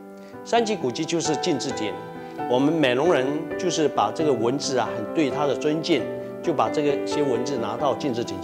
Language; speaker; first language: Chinese; non-native, local second language; Hakka Chinese